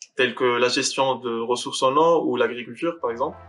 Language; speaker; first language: French; non-native, local second language; Arabic